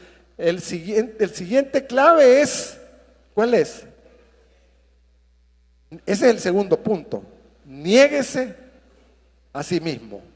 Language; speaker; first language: Spanish; native; Spanish